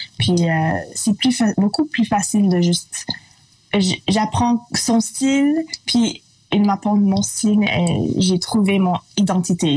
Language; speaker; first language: French; non-native, local second language; English